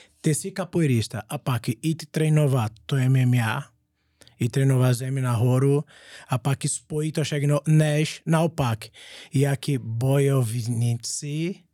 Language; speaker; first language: Czech; non-native, learner; Portuguese